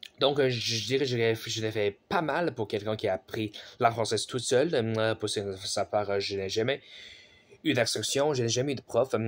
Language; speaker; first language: French; non-native, fluent; Chinese